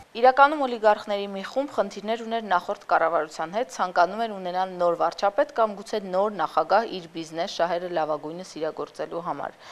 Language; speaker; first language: Armenian; native; Armenian